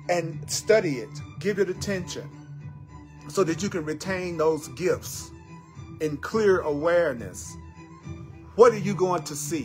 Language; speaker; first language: English; native; English